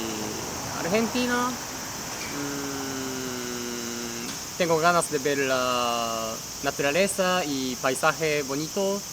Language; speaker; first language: Spanish; non-native, learner; Japanese